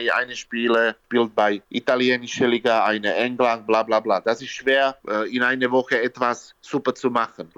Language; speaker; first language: German; non-native, learner; Slovak